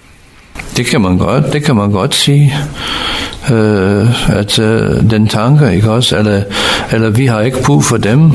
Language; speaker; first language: Danish; non-native, fluent; English